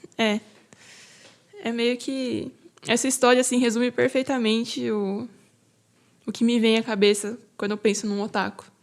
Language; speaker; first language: Portuguese; native; Portuguese